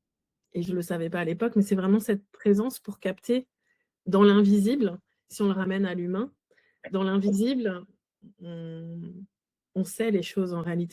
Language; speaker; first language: French; native; French